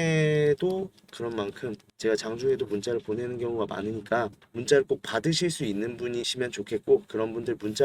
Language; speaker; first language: Korean; native; Korean